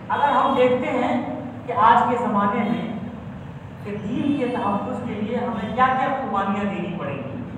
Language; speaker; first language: Urdu; native; Urdu